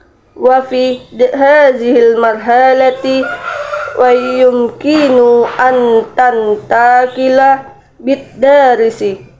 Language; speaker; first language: Arabic; non-native, learner; Indonesian